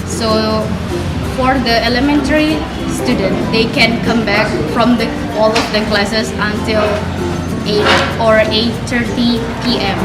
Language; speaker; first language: English; non-native, fluent; Indonesian